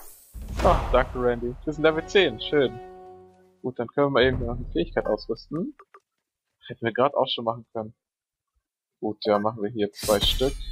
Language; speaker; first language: German; native; German